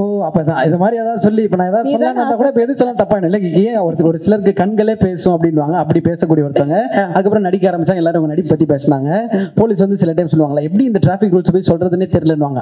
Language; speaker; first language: Tamil; native; Tamil